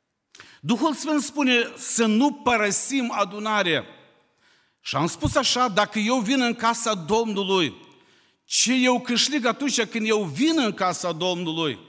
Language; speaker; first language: Romanian; non-native, local second language; Ukrainian